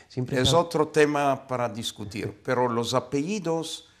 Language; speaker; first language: Spanish; non-native, fluent; Hebrew